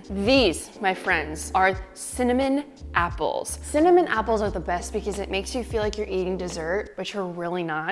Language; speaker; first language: English; native; English